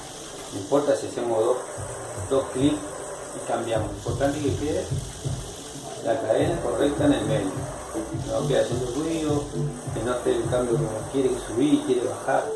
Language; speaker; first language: Spanish; native; Spanish